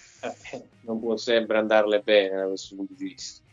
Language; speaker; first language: Italian; native; Italian